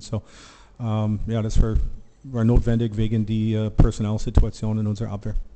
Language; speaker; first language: German; non-native, learner; English